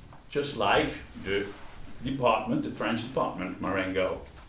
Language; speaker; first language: English; non-native, fluent; Dutch